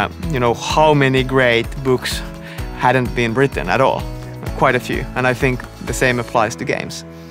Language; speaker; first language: English; non-native, fluent; Finnish